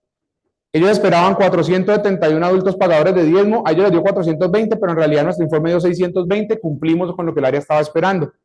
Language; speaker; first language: Spanish; native; Spanish